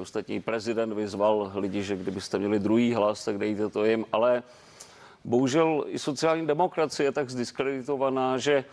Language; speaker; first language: Czech; native; Czech